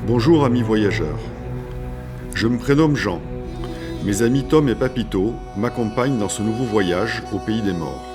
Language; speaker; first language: French; native; French